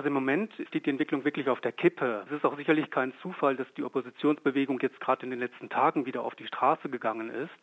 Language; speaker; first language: German; native; German